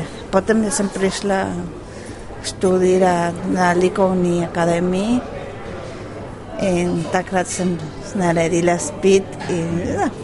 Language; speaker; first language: Slovenian; early bilingual, heritage; Spanish